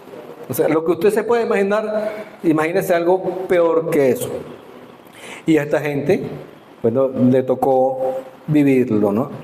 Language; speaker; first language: Spanish; native; Spanish